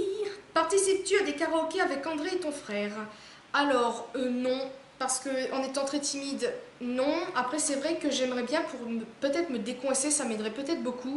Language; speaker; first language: French; native; French